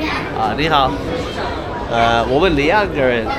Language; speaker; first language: Chinese; non-native, learner; English